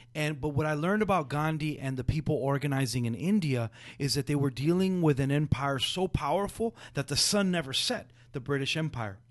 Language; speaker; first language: English; early bilingual, other home language; Spanish